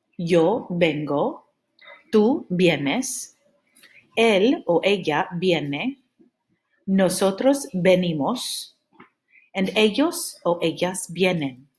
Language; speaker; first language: Spanish; non-native, fluent; English